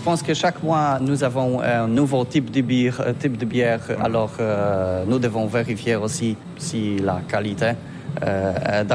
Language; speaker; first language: French; non-native, learner; Polish